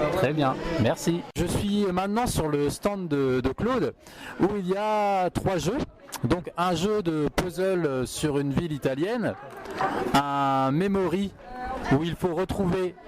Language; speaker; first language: French; native; French